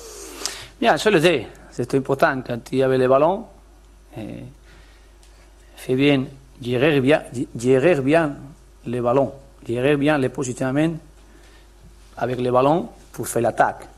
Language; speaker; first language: French; non-native, learner; Spanish